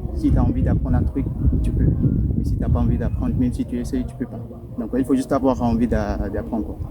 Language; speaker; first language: French; non-native, fluent; Arabic